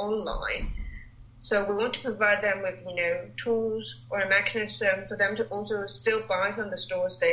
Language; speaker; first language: English; non-native, local second language; Cantonese